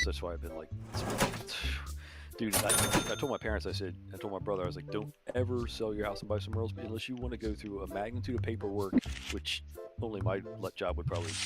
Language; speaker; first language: English; native; English